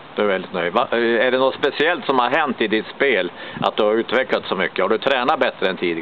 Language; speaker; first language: Swedish; native; Swedish